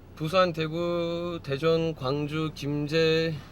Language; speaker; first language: Korean; non-native, fluent; Turkish